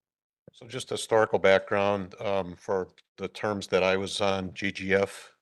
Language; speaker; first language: English; native; English